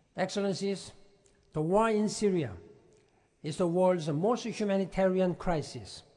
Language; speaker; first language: English; non-native, fluent; Korean